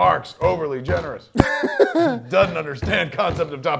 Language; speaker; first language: English; native; English